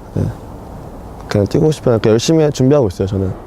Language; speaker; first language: Korean; native; Korean